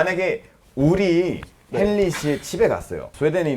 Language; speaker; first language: Korean; non-native, fluent; Spanish